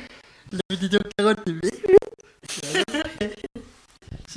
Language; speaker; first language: French; native; French